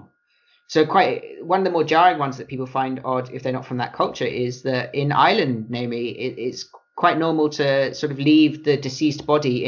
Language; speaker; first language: English; native; English